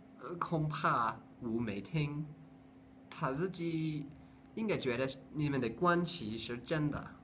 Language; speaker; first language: Chinese; non-native, learner; English